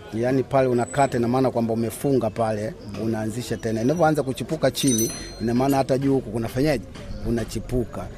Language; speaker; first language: Swahili; non-native, local second language; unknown